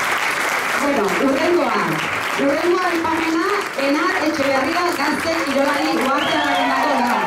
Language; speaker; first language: Basque; native; Basque